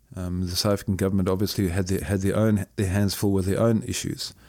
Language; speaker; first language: English; native; English